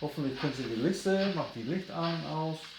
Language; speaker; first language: German; non-native, fluent; English